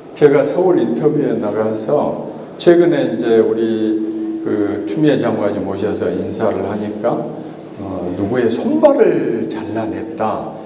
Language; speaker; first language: Korean; native; Korean